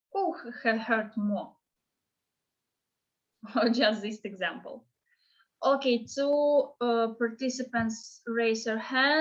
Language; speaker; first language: English; non-native, fluent; Ukrainian